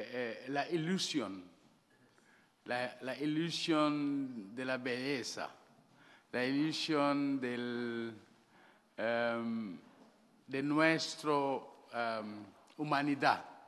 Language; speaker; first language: Spanish; non-native, learner; Wolof